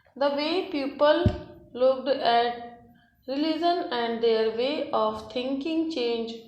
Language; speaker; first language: English; non-native, local second language; Hindi